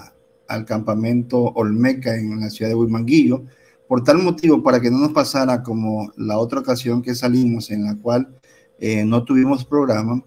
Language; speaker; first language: Spanish; native; Spanish